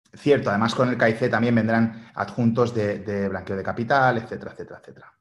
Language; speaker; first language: Spanish; native; Spanish